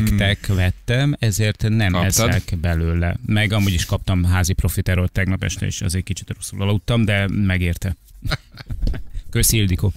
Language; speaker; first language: Hungarian; native; Hungarian